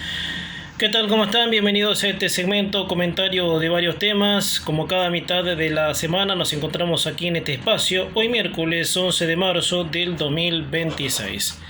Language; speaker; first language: Spanish; native; Spanish